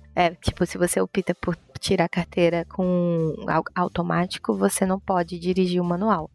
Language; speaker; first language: Portuguese; early bilingual, heritage; Portuguese